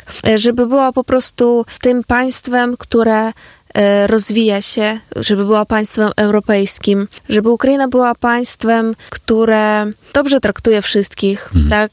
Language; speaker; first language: Polish; non-native, fluent; Ukrainian